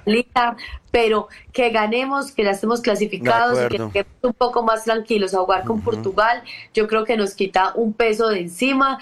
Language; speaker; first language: Spanish; native; Spanish